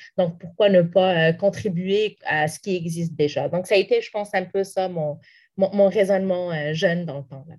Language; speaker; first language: French; non-native, local second language; Arabic